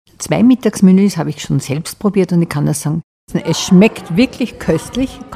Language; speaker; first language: German; native; German